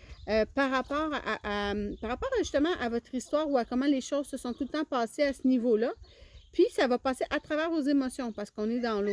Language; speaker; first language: French; native; French